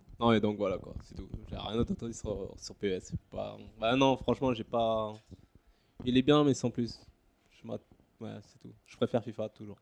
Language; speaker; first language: French; native; French